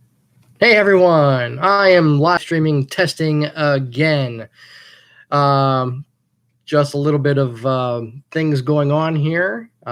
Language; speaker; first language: English; native; English